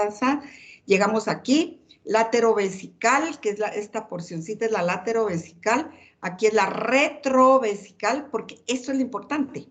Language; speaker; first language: Spanish; native; Spanish